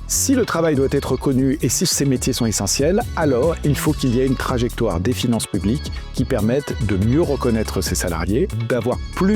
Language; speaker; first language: French; native; French